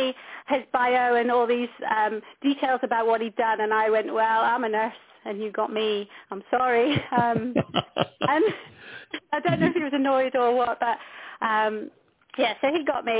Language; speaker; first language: English; native; English